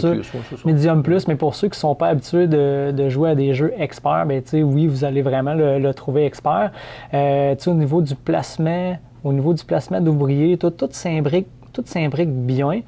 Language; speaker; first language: French; native; French